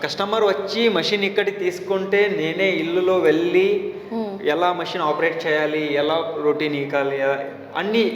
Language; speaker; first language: Telugu; non-native, local second language; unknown